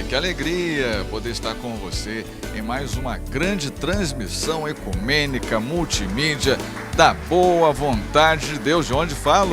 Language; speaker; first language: Portuguese; native; Portuguese